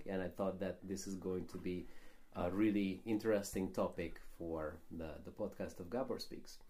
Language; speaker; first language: English; non-native, fluent; Hungarian